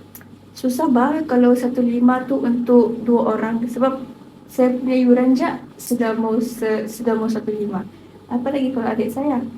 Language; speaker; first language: Malay; native; Malay